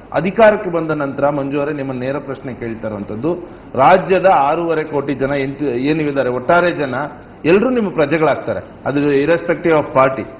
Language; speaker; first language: Kannada; native; Kannada